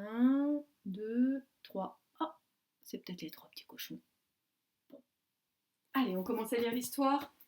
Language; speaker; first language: French; native; French